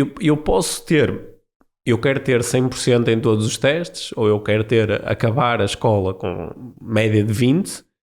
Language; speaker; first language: Portuguese; native; Portuguese